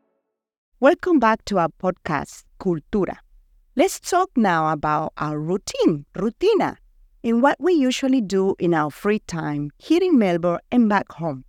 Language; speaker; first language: English; non-native, fluent; Spanish